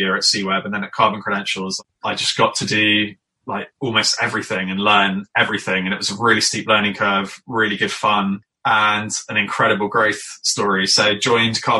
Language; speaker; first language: English; native; English